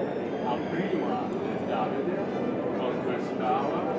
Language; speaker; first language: Italian; non-native, learner; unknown